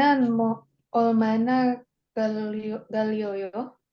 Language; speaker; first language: Korean; non-native, learner; Indonesian